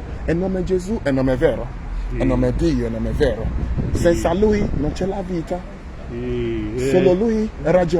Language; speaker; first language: Italian; non-native, learner; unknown